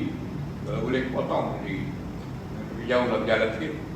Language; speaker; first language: Malay; native; Malay